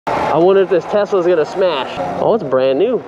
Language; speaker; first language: English; native; English